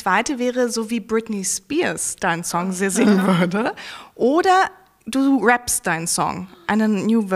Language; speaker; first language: German; native; German